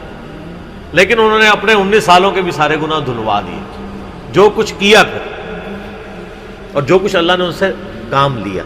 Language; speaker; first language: Urdu; non-native, local second language; Punjabi